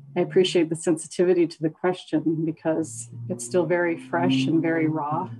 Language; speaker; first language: English; native; English